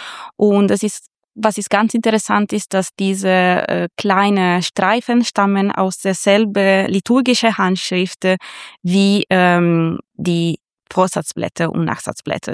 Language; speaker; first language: German; non-native, fluent; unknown